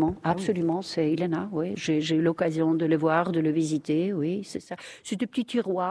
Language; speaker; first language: French; non-native, fluent; Estonian